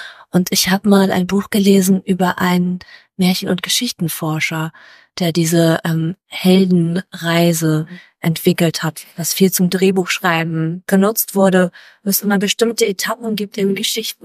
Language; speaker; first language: German; native; German